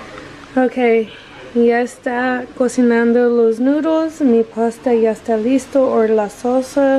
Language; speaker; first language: Spanish; early bilingual, heritage; English